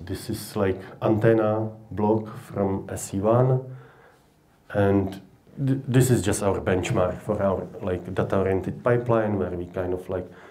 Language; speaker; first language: English; non-native, fluent; Czech